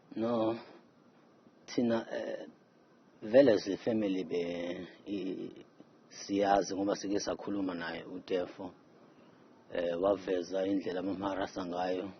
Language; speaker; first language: Zulu; native; Zulu